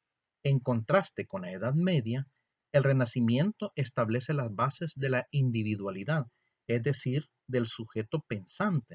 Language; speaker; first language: Spanish; native; Spanish